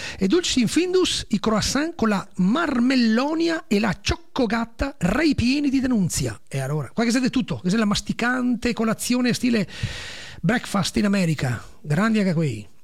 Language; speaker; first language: Italian; native; Italian